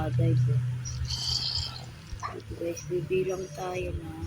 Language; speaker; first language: Filipino; native; Filipino